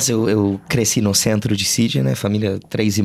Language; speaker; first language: Portuguese; non-native, fluent; English